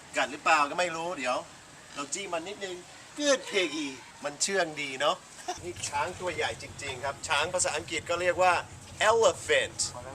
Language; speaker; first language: Thai; non-native, fluent; English